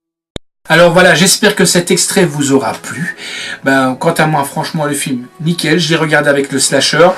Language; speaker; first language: French; native; French